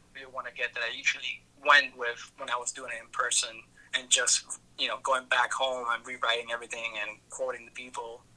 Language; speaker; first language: English; early bilingual, other home language; Spanish